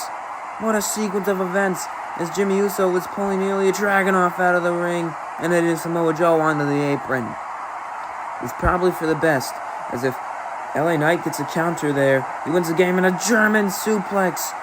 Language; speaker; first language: English; native; English